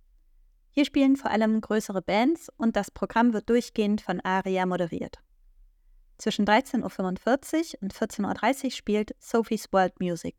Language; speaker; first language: German; native; German